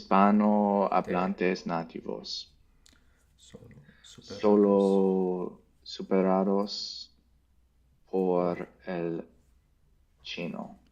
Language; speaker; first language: Spanish; non-native, learner; English